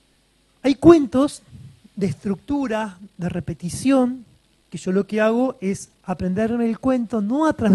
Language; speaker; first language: Spanish; native; Spanish